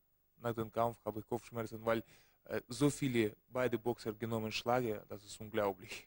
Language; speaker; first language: German; non-native, learner; Russian